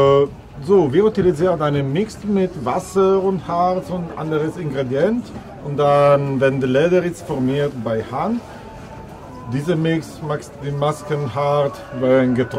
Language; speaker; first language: German; non-native, learner; Italian